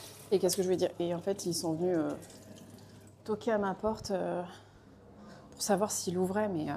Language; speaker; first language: French; native; French